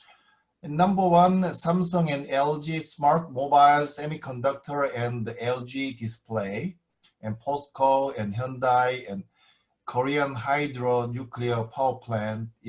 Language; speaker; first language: English; non-native, fluent; Korean